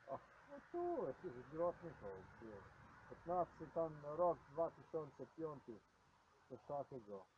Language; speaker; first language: Polish; non-native, learner; Ukrainian